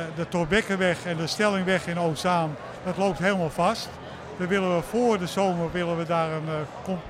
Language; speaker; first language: Dutch; native; Dutch